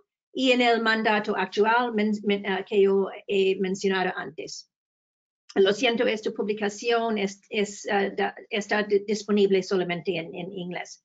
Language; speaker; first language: Spanish; non-native, fluent; English